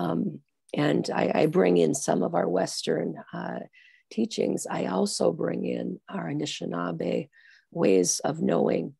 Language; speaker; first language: English; native; English